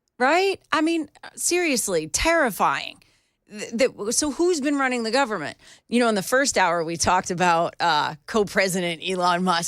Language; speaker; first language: English; native; English